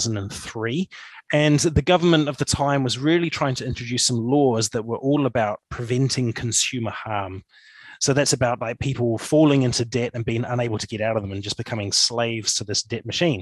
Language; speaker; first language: English; native; English